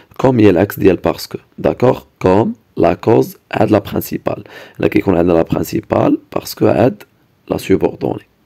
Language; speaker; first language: French; non-native, local second language; Arabic